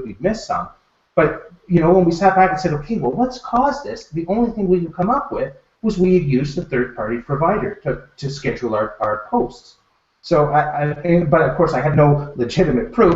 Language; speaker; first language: English; native; English